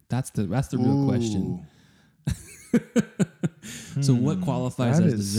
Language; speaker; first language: English; native; English